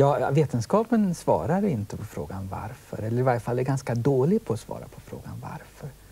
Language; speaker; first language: Swedish; native; Swedish